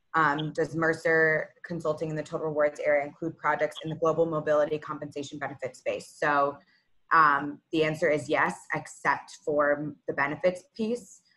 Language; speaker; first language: English; native; English